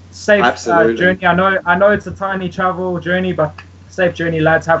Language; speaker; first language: English; native; English